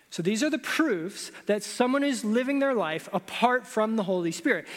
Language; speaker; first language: English; native; English